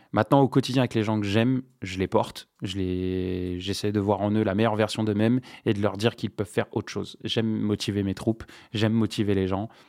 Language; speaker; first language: French; non-native, local second language; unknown